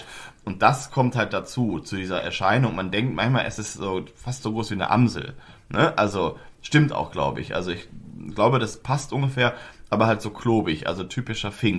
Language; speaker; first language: German; native; German